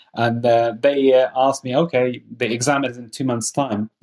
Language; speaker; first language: English; non-native, fluent; Persian